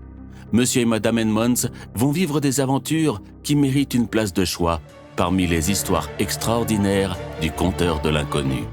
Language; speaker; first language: French; native; French